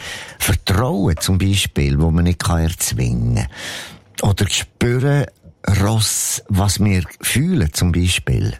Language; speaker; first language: German; native; German